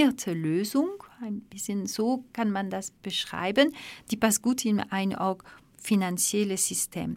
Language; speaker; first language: German; non-native, fluent; French